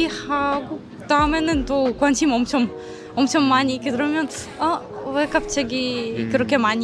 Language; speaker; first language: Korean; non-native, learner; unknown